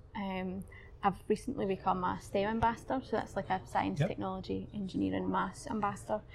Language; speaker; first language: English; native; English